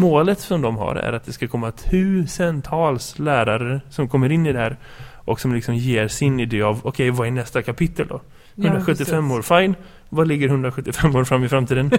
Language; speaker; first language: Swedish; native; Swedish